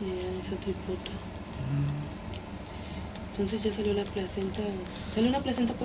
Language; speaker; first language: Spanish; native; Spanish